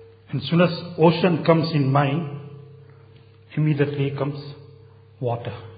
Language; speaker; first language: English; non-native, learner; Urdu